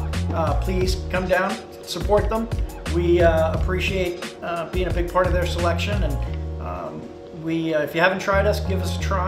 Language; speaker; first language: English; native; English